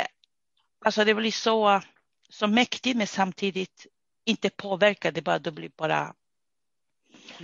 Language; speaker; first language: Swedish; non-native, fluent; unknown